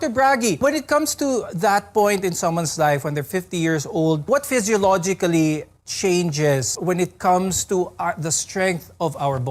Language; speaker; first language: English; non-native, local second language; Filipino